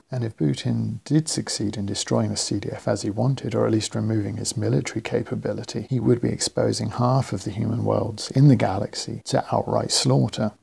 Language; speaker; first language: English; native; English